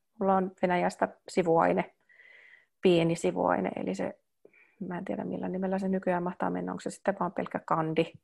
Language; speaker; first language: Finnish; early bilingual, heritage; Finnish